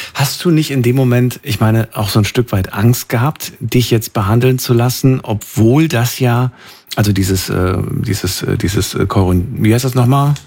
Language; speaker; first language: German; native; German